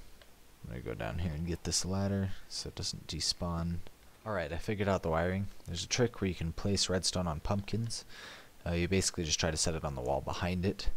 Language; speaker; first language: English; native; English